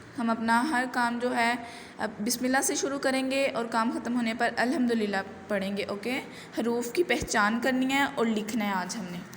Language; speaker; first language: Urdu; non-native, local second language; Punjabi